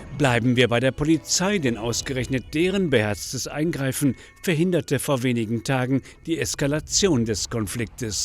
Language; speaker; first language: German; native; German